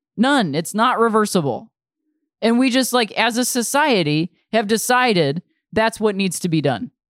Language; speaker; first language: English; native; English